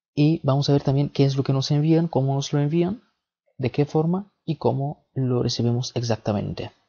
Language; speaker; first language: Spanish; early bilingual, other home language; Bulgarian